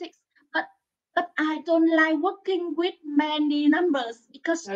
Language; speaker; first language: English; non-native, learner; Vietnamese